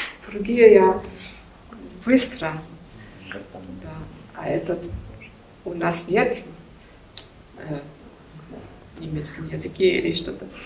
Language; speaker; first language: Russian; non-native, learner; German